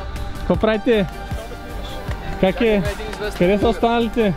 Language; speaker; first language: Bulgarian; native; Bulgarian